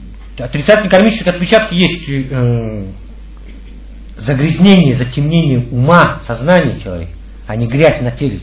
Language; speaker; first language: Russian; native; Russian